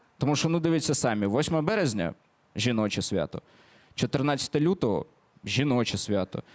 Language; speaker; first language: Ukrainian; non-native, local second language; Russian